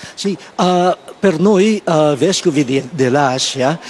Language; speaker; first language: Italian; non-native, fluent; Filipino